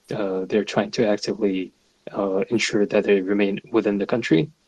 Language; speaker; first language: English; non-native, fluent; Russian